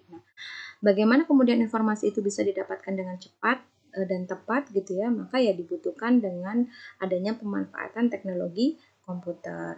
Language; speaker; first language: Indonesian; native; Indonesian